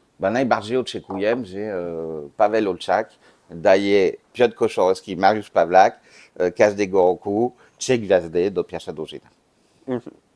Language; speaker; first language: Polish; non-native, learner; French